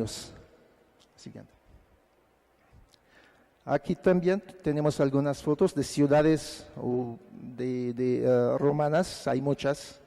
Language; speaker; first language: Spanish; non-native, fluent; Arabic